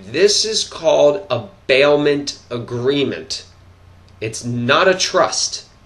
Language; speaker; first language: English; native; English